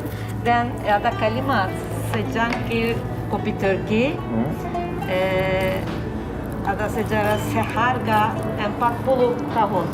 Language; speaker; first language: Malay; non-native, learner; Turkish